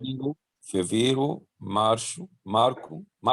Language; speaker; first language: Portuguese; non-native, learner; Arabic